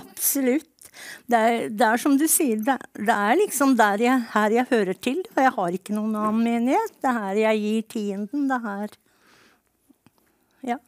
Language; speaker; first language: Norwegian; native; Norwegian